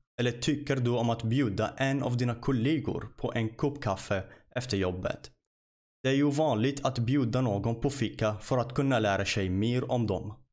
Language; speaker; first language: Swedish; non-native, fluent; Arabic